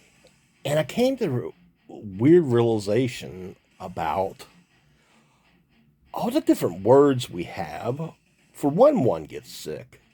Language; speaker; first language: English; native; English